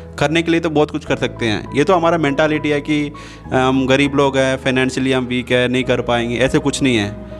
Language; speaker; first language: Hindi; non-native, local second language; Tamil